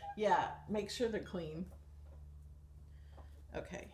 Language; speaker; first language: English; native; English